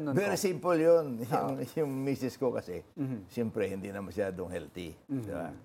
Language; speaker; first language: Filipino; non-native, local second language; Cebuano